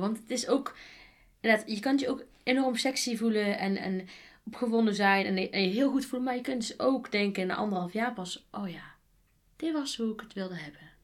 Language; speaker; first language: Dutch; native; Dutch